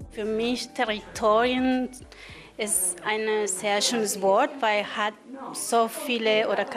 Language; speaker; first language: German; non-native, learner; Spanish